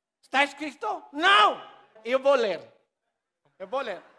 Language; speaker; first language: Portuguese; non-native, learner; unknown